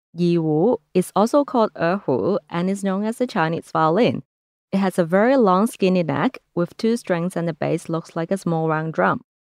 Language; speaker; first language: English; non-native, local second language; Cantonese